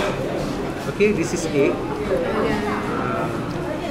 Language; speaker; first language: English; non-native, learner; Indonesian